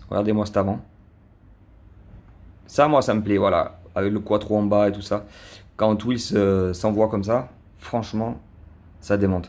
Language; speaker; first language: French; native; French